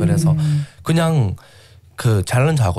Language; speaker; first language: Korean; non-native, learner; English